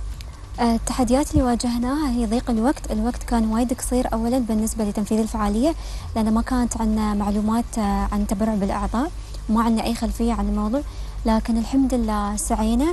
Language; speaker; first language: Arabic; native; Arabic